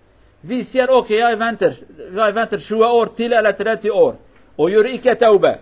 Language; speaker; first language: Swedish; non-native, learner; Kurdish